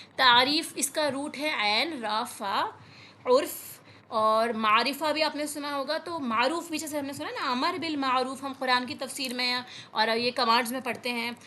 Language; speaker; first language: Urdu; native; Urdu